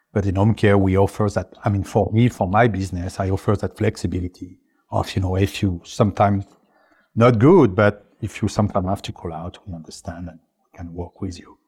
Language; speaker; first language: English; non-native, fluent; French